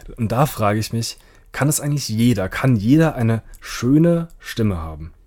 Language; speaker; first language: German; native; German